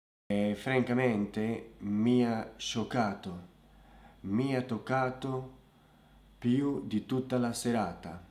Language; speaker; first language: Italian; non-native, fluent; Slovak